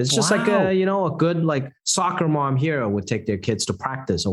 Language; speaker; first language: English; non-native, local second language; Cantonese